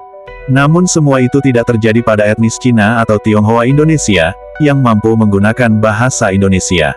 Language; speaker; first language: Indonesian; native; Indonesian